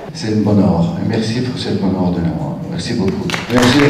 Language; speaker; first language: French; non-native, fluent; Persian